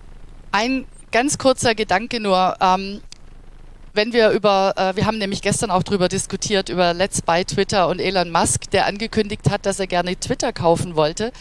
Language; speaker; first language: German; native; German